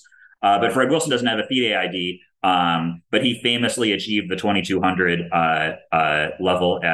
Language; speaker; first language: English; native; English